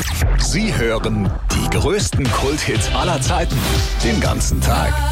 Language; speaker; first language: German; native; German